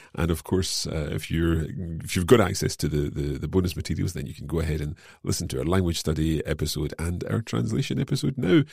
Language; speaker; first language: English; native; English